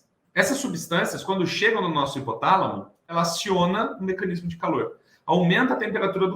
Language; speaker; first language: Portuguese; native; Portuguese